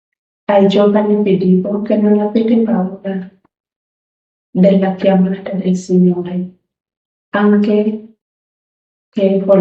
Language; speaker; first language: Italian; non-native, learner; Luo (Kenya and Tanzania)